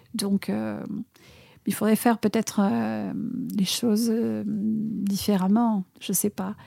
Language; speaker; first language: French; non-native, fluent; Spanish